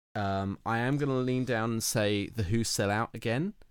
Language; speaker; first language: English; native; English